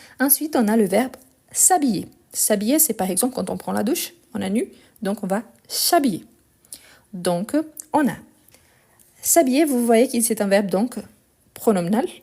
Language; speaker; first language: French; non-native, fluent; Portuguese